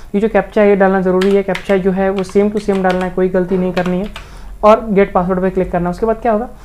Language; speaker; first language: Hindi; native; Hindi